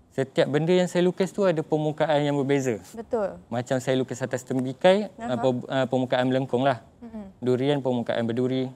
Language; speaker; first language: Malay; native; Malay